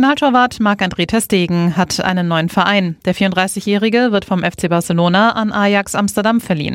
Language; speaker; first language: German; native; German